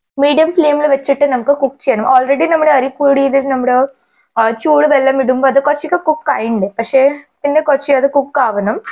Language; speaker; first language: Malayalam; non-native, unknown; Hindi